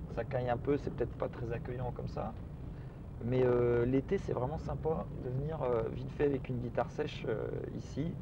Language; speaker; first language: French; native; French